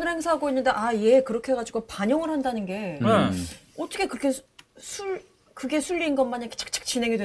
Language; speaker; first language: Korean; native; Korean